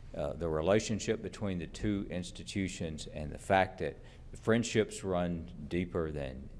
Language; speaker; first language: English; native; English